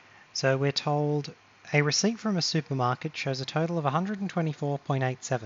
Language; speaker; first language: English; native; English